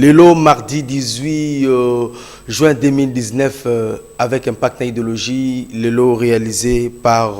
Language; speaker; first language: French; non-native, local second language; Lingala